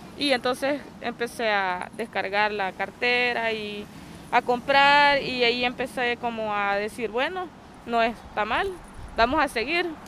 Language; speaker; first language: Spanish; native; Spanish